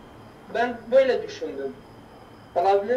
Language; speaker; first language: Turkish; non-native, learner; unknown